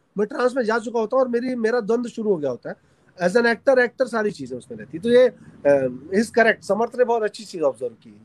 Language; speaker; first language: Hindi; native; Hindi